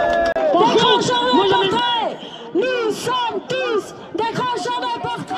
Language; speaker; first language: French; native; French